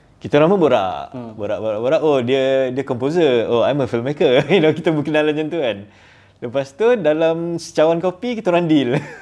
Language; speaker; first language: Malay; native; Malay